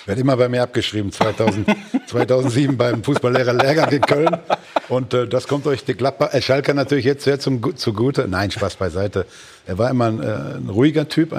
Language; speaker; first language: German; native; German